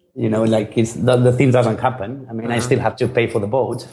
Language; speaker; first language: English; non-native, fluent; Spanish